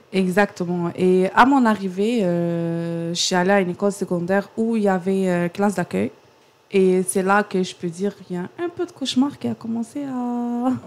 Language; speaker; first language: French; non-native, fluent; Arabic